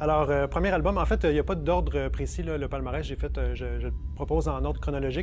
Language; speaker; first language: French; native; French